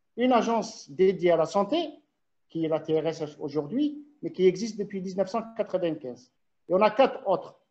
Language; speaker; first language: French; non-native, local second language; Arabic